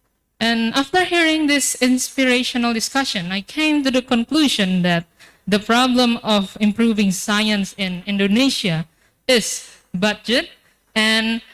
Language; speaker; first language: English; non-native, fluent; Indonesian